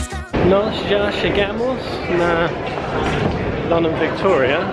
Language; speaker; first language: Portuguese; non-native, learner; English